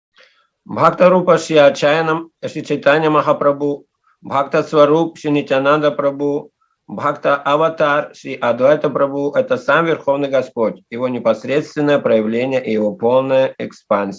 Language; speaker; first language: Russian; native; Russian